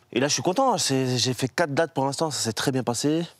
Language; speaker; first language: French; native; French